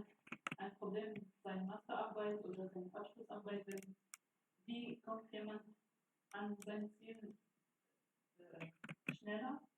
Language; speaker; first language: German; non-native, fluent; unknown